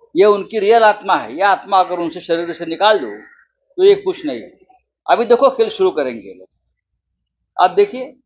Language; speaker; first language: Hindi; non-native, local second language; Marathi